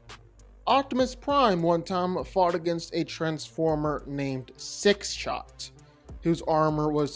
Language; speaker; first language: English; native; English